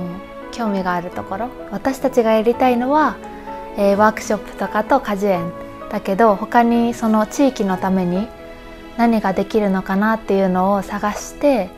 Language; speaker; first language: Japanese; native; Japanese